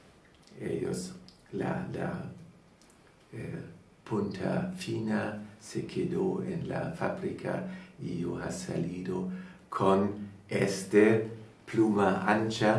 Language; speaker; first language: Spanish; non-native, learner; German